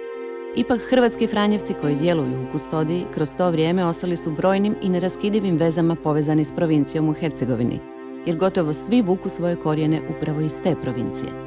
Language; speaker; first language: Croatian; native; Croatian